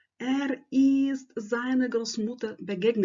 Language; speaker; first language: German; non-native, fluent; Ukrainian